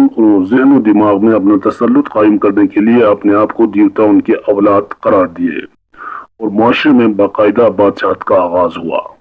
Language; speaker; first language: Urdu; non-native, local second language; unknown